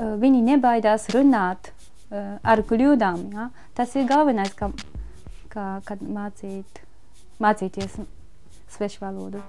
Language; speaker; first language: Latvian; non-native, fluent; Japanese